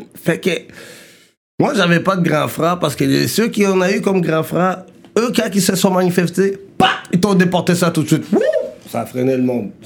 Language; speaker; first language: French; early bilingual, other home language; Rundi